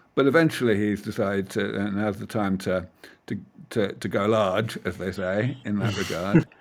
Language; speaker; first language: English; native; English